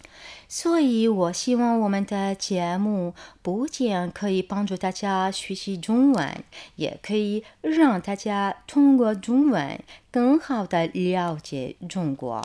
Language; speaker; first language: Chinese; non-native, fluent; Arabic